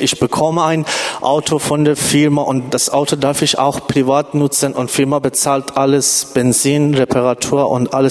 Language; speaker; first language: German; non-native, fluent; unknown